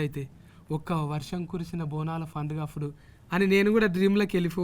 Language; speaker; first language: Telugu; native; Telugu